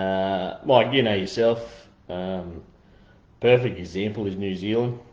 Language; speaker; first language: English; native; English